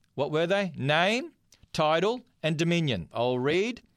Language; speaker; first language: English; non-native, fluent; Macedonian